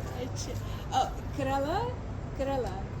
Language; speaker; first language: Hindi; non-native, learner; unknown